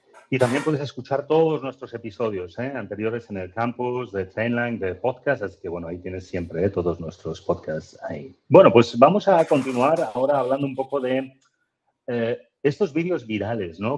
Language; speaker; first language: Spanish; native; Spanish